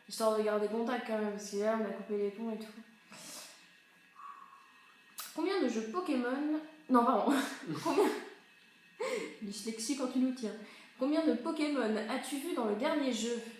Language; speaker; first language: French; native; French